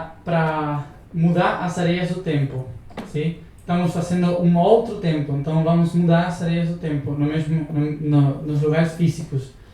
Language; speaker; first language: Portuguese; non-native, learner; Spanish